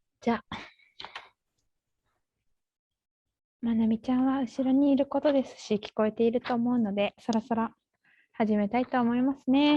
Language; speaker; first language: Japanese; native; Japanese